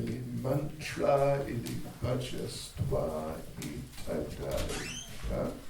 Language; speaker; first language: Russian; non-native, learner; English